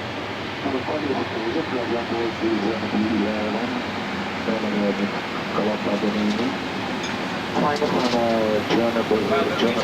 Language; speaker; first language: Italian; native; Italian